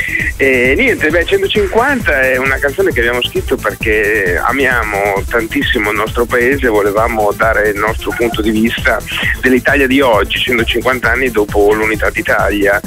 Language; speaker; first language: Italian; native; Italian